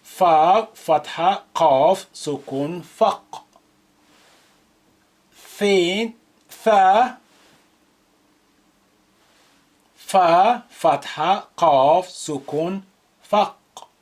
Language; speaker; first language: Arabic; non-native, fluent; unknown